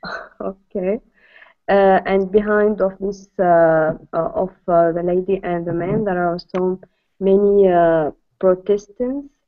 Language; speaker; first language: English; non-native, learner; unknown